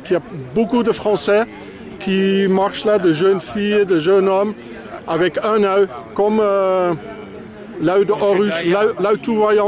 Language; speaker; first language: French; non-native, fluent; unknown